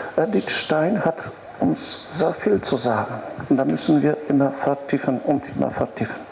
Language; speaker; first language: German; non-native, fluent; Polish